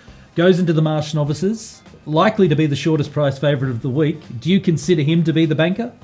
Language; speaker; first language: English; native; English